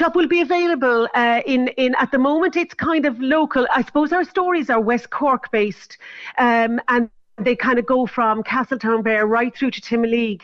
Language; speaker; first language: English; native; English